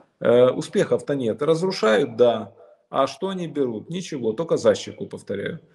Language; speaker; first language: Russian; native; Russian